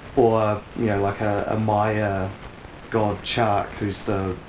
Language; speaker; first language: English; native; English